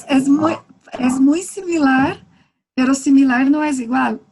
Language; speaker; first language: Spanish; non-native, fluent; Portuguese